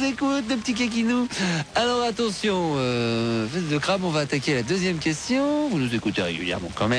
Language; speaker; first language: French; native; French